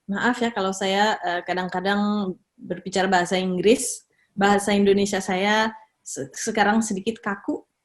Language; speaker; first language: Indonesian; early bilingual, heritage; Indonesian